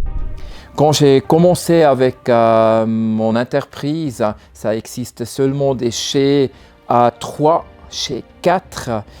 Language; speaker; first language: French; non-native, learner; German